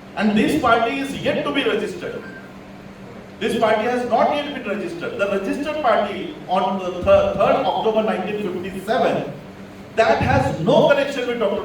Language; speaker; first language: English; non-native, local second language; Marathi